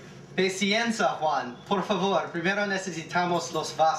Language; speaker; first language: Spanish; non-native, learner; English